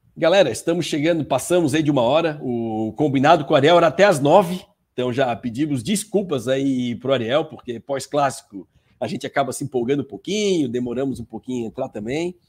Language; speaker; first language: Portuguese; native; Portuguese